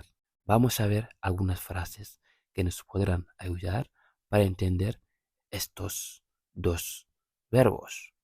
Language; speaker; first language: Spanish; non-native, local second language; Fula